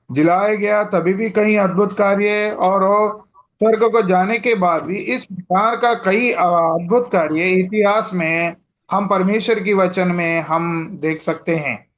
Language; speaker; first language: Hindi; non-native, local second language; Telugu